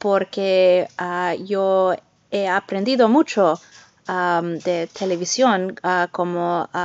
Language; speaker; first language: Spanish; non-native, learner; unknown